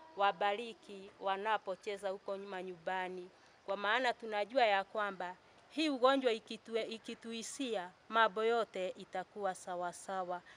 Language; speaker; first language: Swahili; non-native, local second language; Kikuyu